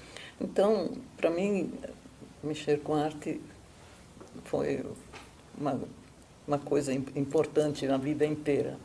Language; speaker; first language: Portuguese; non-native, fluent; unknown